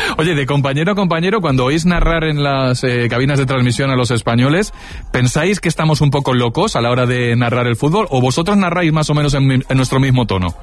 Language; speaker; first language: Spanish; native; Spanish